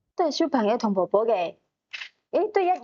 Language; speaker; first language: Cantonese; native; Cantonese